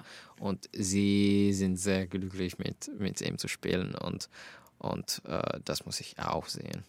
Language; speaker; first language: German; non-native, fluent; Finnish